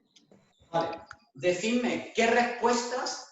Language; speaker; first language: Spanish; native; Spanish